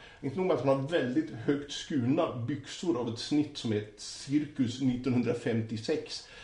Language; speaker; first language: Swedish; native; Swedish